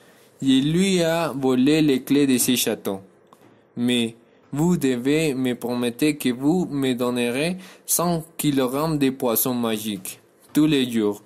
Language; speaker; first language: French; non-native, learner; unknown